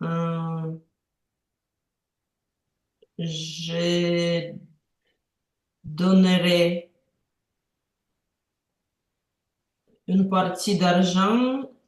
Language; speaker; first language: French; non-native, learner; Ukrainian